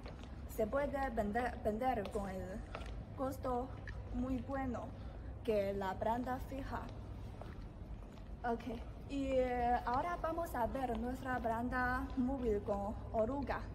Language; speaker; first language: Spanish; non-native, learner; Chinese